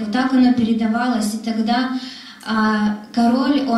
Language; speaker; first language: Russian; native; Russian